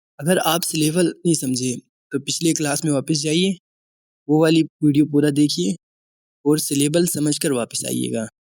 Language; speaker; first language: Urdu; non-native, local second language; Balti